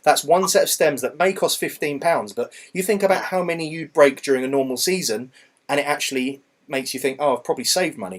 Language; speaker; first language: English; native; English